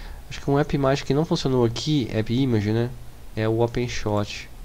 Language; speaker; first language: Portuguese; native; Portuguese